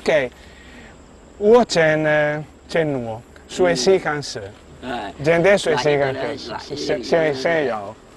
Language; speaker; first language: Chinese; non-native, learner; Italian